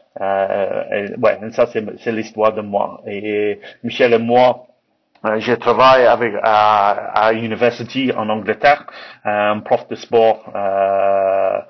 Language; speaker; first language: French; non-native, learner; English